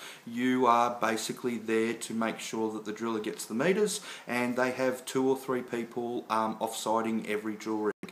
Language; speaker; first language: English; native; English